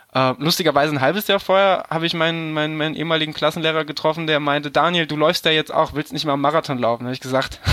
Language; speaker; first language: German; native; German